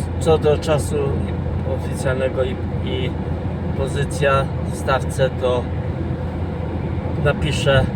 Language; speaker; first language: Polish; non-native, fluent; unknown